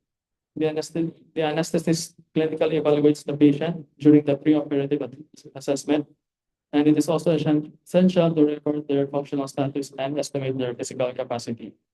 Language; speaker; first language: English; non-native, local second language; Filipino